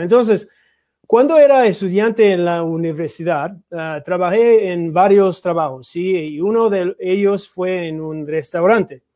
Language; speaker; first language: Spanish; non-native, learner; English